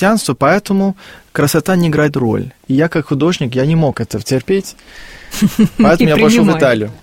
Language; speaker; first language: Russian; non-native, fluent; Afrikaans